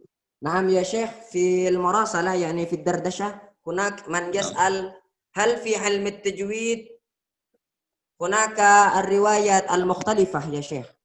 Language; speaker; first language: Arabic; non-native, fluent; Indonesian